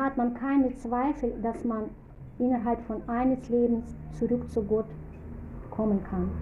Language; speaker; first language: German; non-native, fluent; Russian